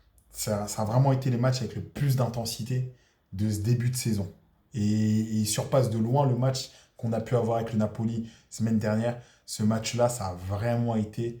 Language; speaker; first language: French; native; French